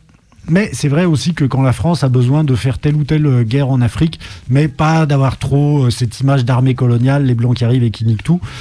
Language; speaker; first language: French; native; French